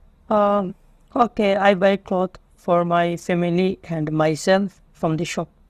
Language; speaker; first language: English; non-native, learner; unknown